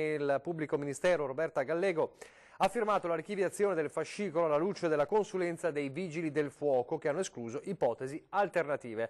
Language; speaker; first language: Italian; native; Italian